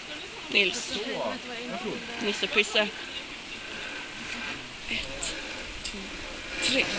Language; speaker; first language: Swedish; native; Swedish